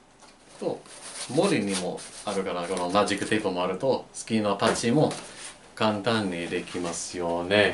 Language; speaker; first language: Japanese; non-native, learner; English